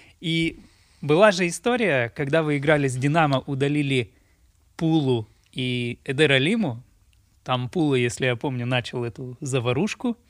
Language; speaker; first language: Russian; native; Russian